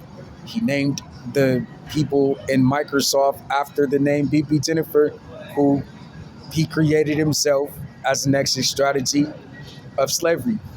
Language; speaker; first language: English; native; English